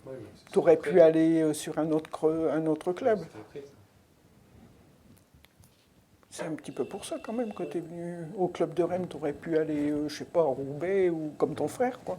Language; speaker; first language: French; native; French